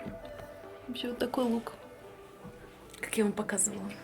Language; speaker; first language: Russian; native; Russian